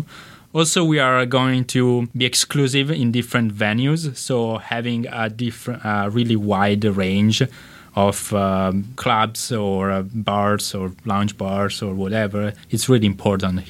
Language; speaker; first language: English; non-native, fluent; Italian